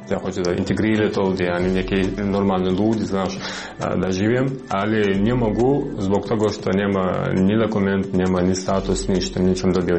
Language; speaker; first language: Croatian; non-native, learner; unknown